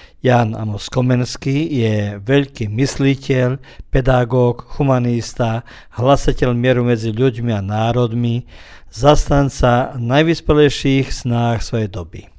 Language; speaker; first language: Slovak; early bilingual, heritage; Slovak